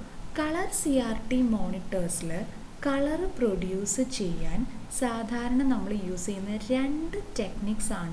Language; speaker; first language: Malayalam; native; Malayalam